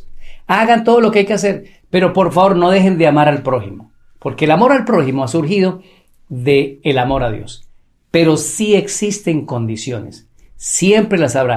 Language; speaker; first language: Spanish; native; Spanish